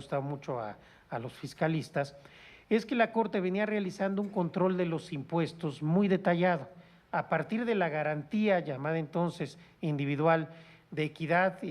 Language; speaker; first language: Spanish; native; Spanish